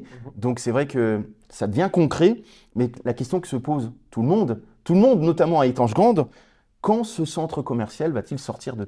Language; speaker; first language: French; native; French